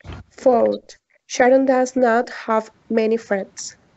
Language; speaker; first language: English; non-native, learner; Spanish